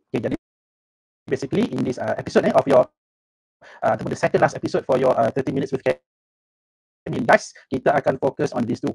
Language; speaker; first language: English; non-native, local second language; Malay